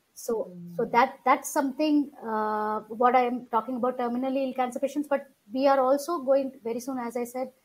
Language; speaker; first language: English; non-native, local second language; Gujarati